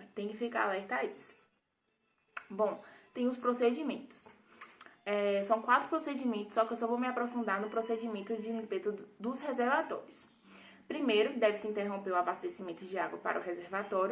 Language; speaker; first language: Portuguese; native; Portuguese